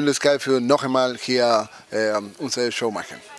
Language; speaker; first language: German; non-native, learner; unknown